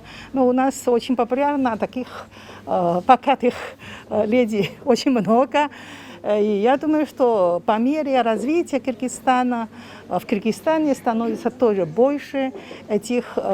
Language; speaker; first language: Russian; non-native, fluent; Chinese